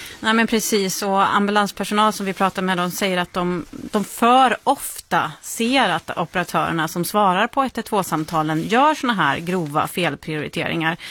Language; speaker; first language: Swedish; native; Swedish